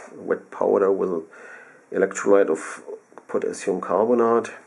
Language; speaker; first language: English; non-native, fluent; German